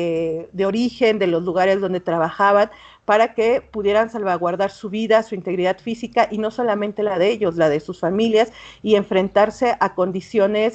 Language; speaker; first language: Spanish; native; Spanish